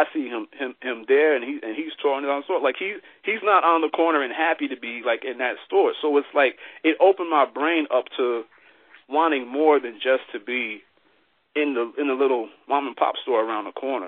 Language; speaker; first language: English; native; English